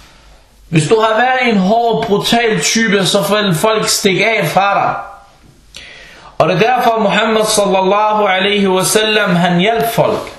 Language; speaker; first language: Danish; early bilingual, other home language; Arabic